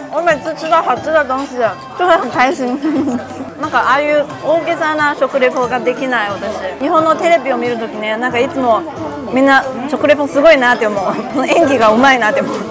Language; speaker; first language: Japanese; non-native, fluent; Chinese